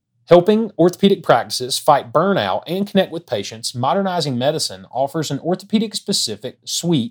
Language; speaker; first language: English; native; English